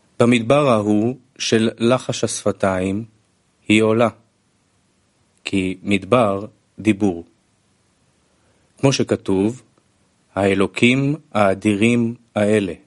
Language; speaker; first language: Hebrew; non-native, fluent; Russian